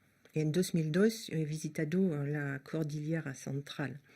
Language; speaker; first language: Spanish; non-native, fluent; French